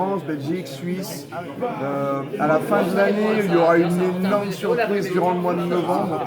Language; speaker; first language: French; native; French